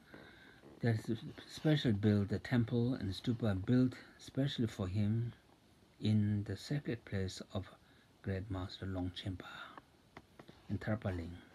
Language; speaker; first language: English; non-native, fluent; Tibetan